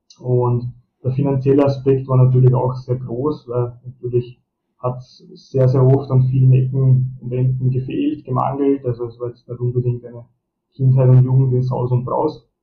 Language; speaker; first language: German; early bilingual, other home language; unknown